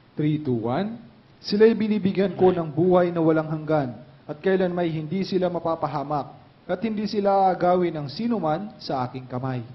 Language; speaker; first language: Filipino; native; Filipino